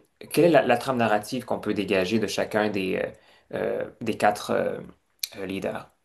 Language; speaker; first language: French; native; French